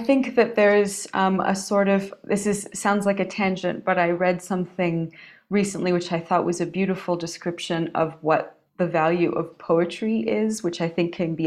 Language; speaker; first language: English; native; English